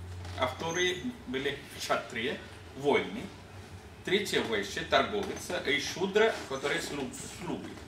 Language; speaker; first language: Russian; non-native, learner; Hindi